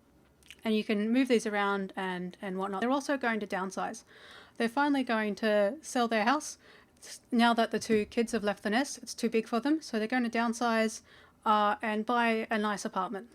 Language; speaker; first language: English; native; English